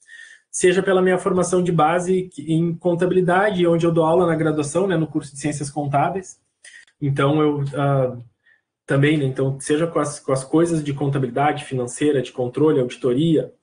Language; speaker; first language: Portuguese; native; Portuguese